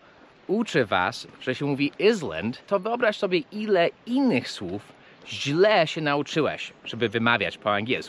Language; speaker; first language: Polish; early bilingual, heritage; English